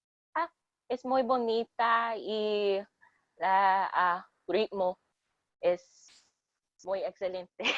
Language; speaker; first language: Spanish; non-native, learner; English